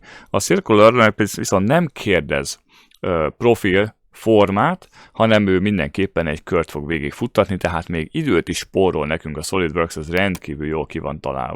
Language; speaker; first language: Hungarian; native; Hungarian